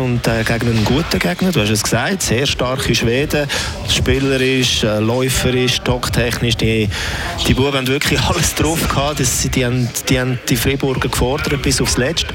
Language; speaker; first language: German; native; German